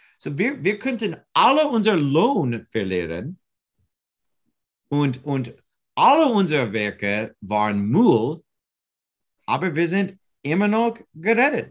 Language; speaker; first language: German; non-native, learner; English